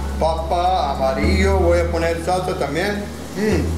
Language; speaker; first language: Spanish; non-native, learner; English